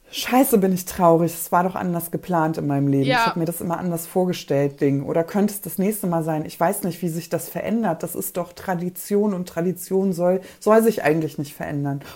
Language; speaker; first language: German; early bilingual, other home language; Polish